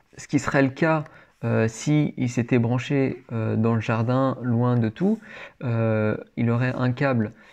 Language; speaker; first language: French; native; French